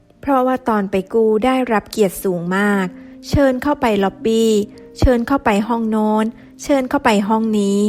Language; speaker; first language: Thai; native; Thai